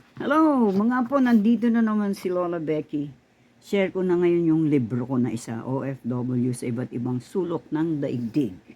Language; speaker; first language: Filipino; native; Filipino